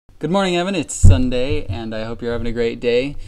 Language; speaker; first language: English; native; English